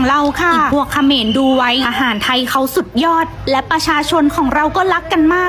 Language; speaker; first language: Thai; native; Thai